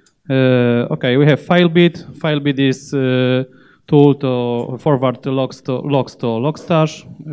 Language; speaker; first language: English; non-native, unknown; Polish